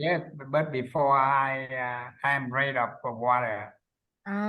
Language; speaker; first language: English; non-native, learner; Vietnamese